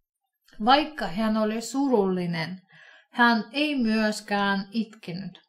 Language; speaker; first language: Finnish; non-native, fluent; Russian